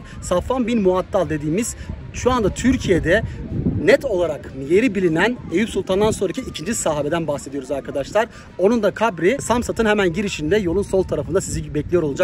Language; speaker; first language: Turkish; native; Turkish